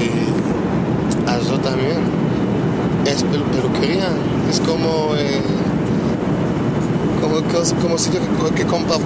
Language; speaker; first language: Spanish; early bilingual, heritage; Hebrew